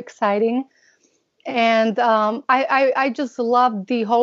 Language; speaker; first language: English; non-native, fluent; Slovak